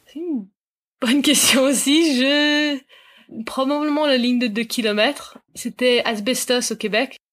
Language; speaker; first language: French; native; French